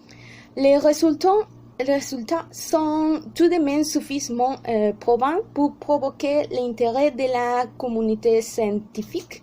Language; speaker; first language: French; non-native, learner; Spanish